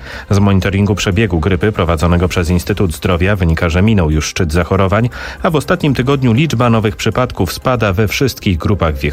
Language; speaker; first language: Polish; native; Polish